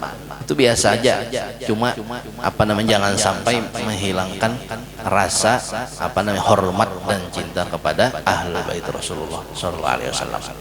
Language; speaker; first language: Indonesian; non-native, local second language; Banjar